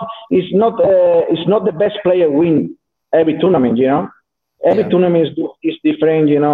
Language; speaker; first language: English; non-native, learner; Spanish